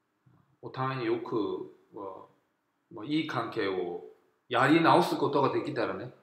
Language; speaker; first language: Japanese; non-native, fluent; Korean